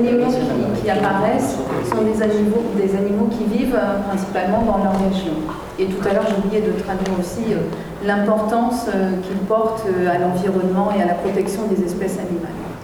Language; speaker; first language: French; native; French